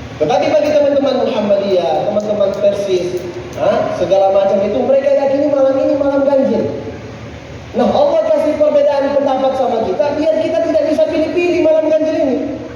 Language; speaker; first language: Indonesian; native; Indonesian